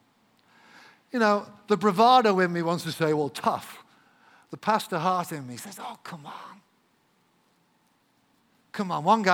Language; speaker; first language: English; native; English